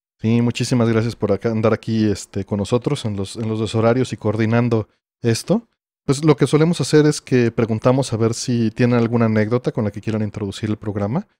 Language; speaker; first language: Spanish; native; Spanish